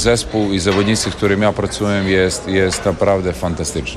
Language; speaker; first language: Polish; non-native, fluent; Serbian